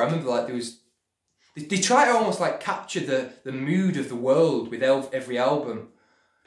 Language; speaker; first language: English; native; English